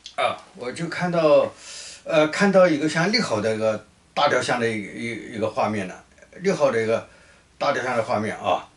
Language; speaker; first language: Chinese; native; Chinese